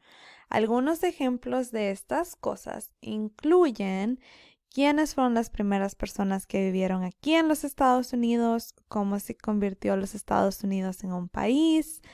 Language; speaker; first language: Spanish; early bilingual, other home language; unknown